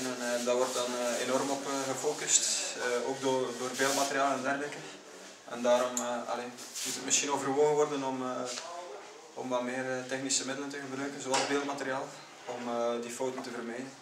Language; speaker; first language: Dutch; non-native, fluent; Spanish